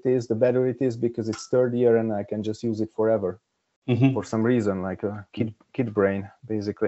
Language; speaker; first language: English; non-native, fluent; Hungarian